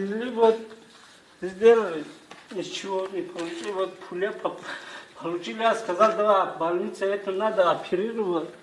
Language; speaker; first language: Russian; non-native, learner; Tajik